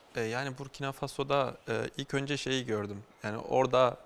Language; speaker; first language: Turkish; native; Turkish